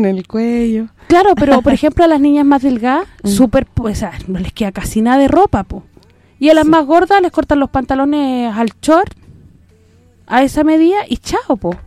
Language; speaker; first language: Spanish; native; Spanish